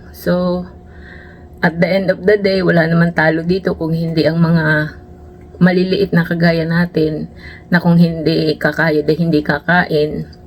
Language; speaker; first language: Filipino; native; Filipino